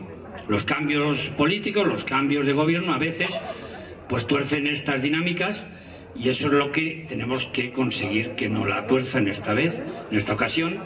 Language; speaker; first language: Spanish; native; Spanish